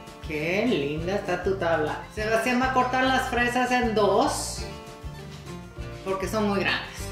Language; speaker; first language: Spanish; native; Spanish